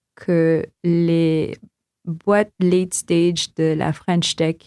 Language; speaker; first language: French; non-native, fluent; Filipino